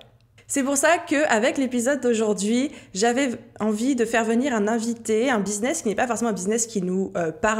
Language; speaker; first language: French; native; French